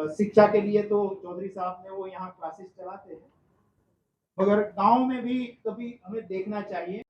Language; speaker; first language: Hindi; non-native, local second language; Gujarati